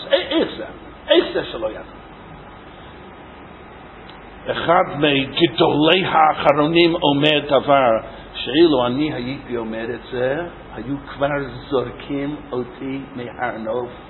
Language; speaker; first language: Hebrew; non-native, fluent; English